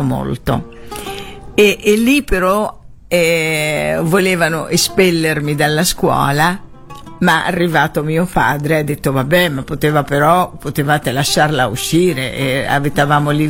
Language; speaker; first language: Italian; non-native, fluent; Arabic